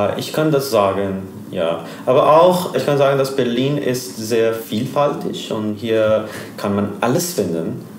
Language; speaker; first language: German; non-native, learner; Persian